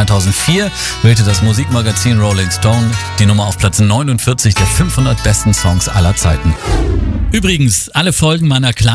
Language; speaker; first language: German; native; German